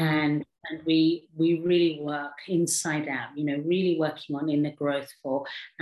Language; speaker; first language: English; early bilingual, other home language; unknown